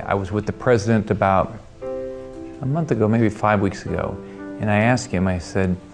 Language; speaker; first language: English; native; English